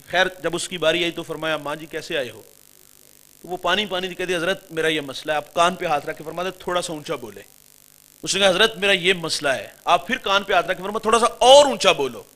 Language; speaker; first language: Urdu; non-native, local second language; Punjabi